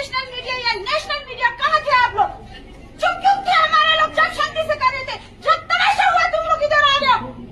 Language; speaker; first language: Hindi; non-native, local second language; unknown